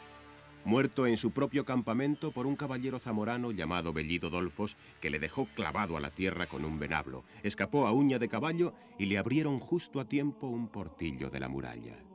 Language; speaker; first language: Spanish; native; Spanish